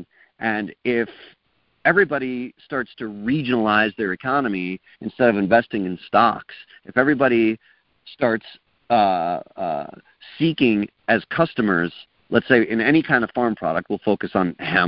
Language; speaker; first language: English; native; English